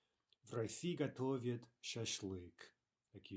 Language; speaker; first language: Russian; non-native, fluent; English